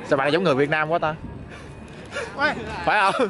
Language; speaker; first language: Vietnamese; native; Vietnamese